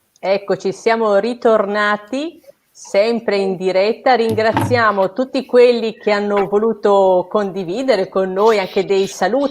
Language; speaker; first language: Italian; native; Italian